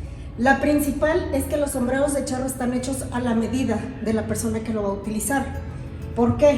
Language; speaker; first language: Spanish; native; Spanish